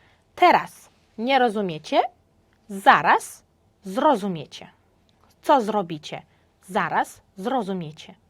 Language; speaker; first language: Polish; non-native, fluent; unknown